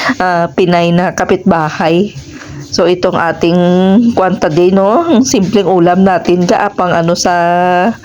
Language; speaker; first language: Filipino; non-native, local second language; Hiligaynon